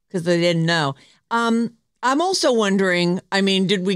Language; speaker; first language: English; native; English